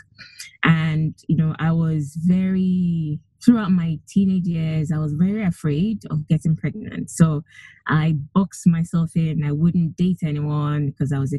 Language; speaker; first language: English; non-native, local second language; Yoruba